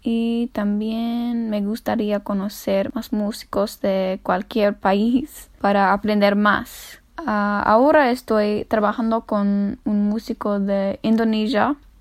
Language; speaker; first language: Spanish; non-native, fluent; English